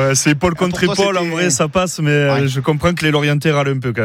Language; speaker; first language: French; native; French